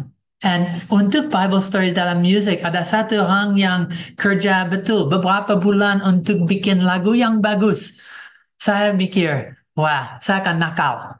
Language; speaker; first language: Indonesian; non-native, fluent; English